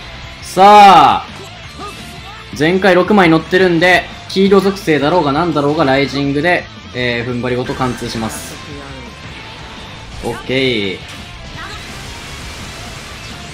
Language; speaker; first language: Japanese; native; Japanese